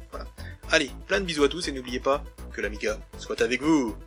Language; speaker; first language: French; native; French